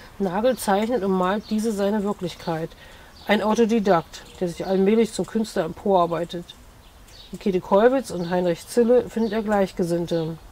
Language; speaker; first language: German; native; German